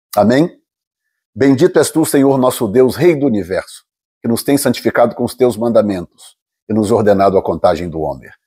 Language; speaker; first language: Portuguese; native; Portuguese